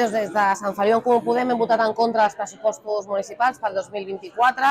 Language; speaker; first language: Catalan; native; Catalan